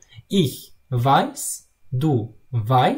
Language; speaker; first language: German; non-native, learner; Russian